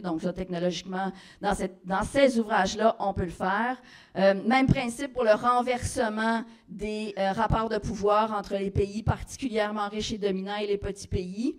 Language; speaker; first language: French; native; French